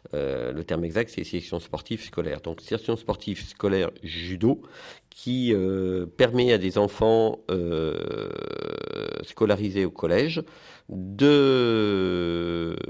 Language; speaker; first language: French; native; French